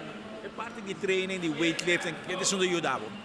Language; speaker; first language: Portuguese; non-native, learner; Spanish